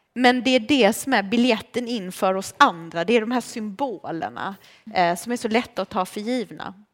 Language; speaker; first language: Swedish; early bilingual, other home language; Romanian